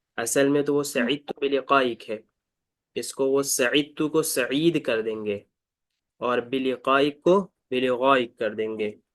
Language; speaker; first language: Urdu; native; Urdu